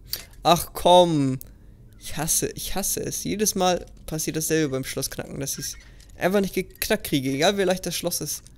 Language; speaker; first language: German; native; German